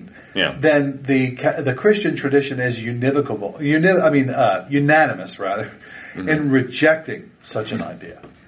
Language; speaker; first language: English; native; English